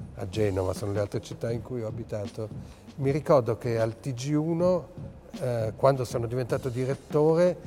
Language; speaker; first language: Italian; early bilingual, other home language; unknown